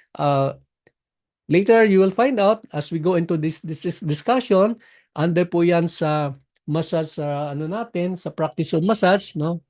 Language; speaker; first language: Filipino; non-native, local second language; Cebuano